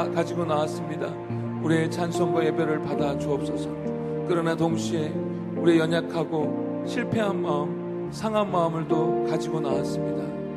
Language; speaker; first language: Korean; native; Korean